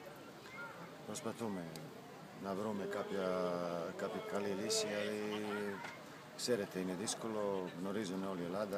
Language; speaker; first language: Greek; non-native, fluent; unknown